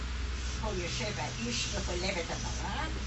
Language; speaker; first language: Hebrew; non-native, fluent; German